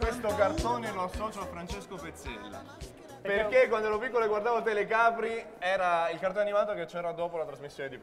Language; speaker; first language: Italian; native; Italian